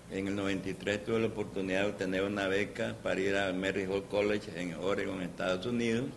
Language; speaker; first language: Spanish; native; Spanish